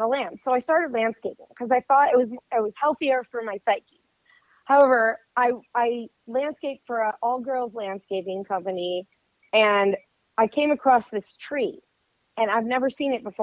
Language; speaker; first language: English; native; English